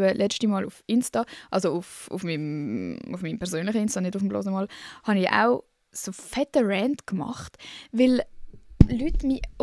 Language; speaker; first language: German; native; German